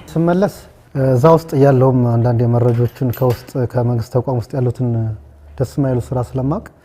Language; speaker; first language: Amharic; native; Amharic